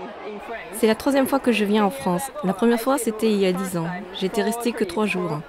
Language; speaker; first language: French; non-native, fluent; Japanese